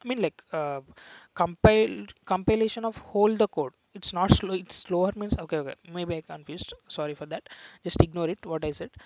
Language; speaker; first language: English; non-native, local second language; Telugu